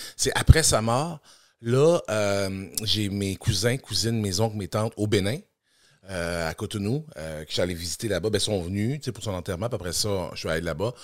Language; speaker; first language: French; native; French